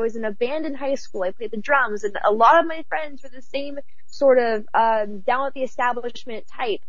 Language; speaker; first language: English; native; English